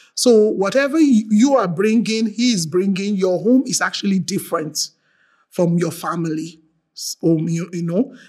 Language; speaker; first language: English; non-native, local second language; Yoruba